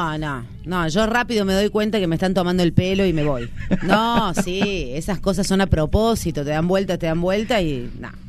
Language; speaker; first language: Spanish; native; Spanish